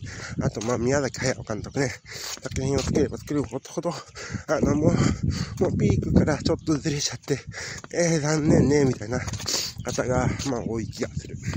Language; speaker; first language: Japanese; native; Japanese